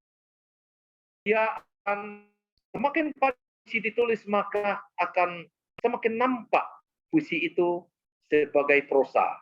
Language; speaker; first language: Indonesian; native; Indonesian